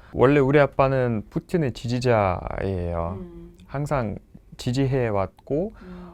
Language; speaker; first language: Korean; non-native, fluent; Russian